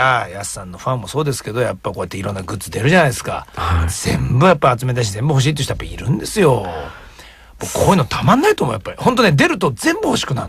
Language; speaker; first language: Japanese; native; Japanese